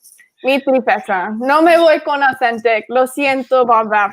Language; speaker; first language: Spanish; non-native, fluent; English